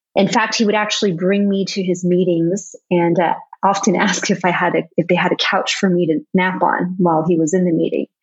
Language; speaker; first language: English; native; English